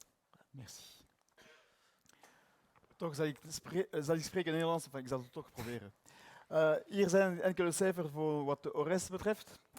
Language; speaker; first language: Dutch; non-native, learner; French